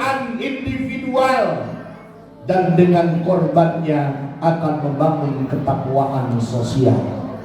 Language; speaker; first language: Indonesian; native; Indonesian